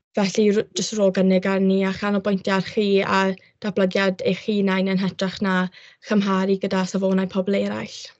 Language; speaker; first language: Welsh; non-native, local second language; English